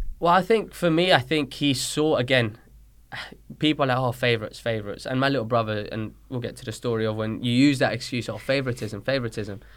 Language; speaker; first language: English; early bilingual, other home language; Spanish